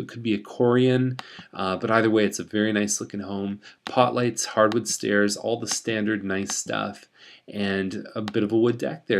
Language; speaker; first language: English; native; English